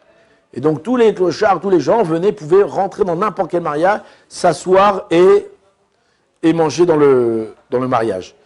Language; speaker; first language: French; native; French